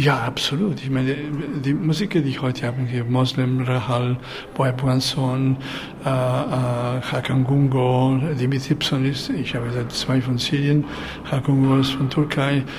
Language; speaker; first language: German; non-native, fluent; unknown